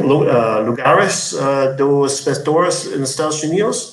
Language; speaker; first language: Spanish; non-native, learner; English